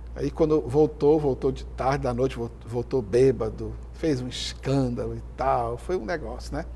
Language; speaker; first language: Portuguese; native; Portuguese